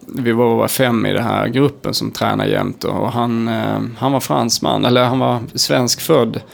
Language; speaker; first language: Swedish; native; Swedish